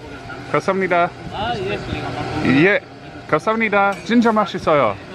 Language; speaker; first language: Korean; non-native, learner; English